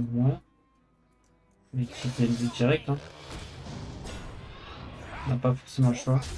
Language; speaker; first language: French; native; French